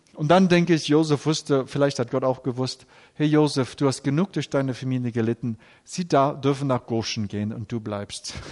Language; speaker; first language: German; native; German